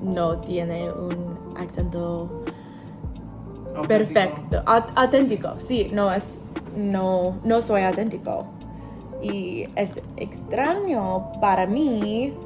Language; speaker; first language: Spanish; non-native, learner; English